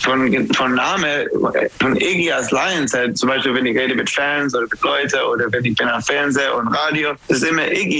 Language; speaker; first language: German; non-native, learner; English